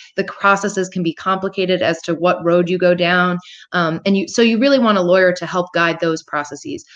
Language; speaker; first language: English; native; English